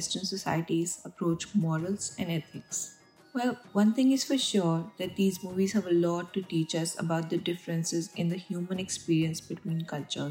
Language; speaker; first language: English; non-native, local second language; Hindi